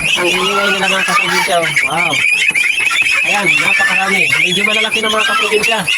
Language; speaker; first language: Filipino; non-native, local second language; Bikol